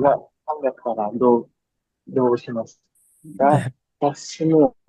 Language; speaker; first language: Japanese; non-native, learner; Indonesian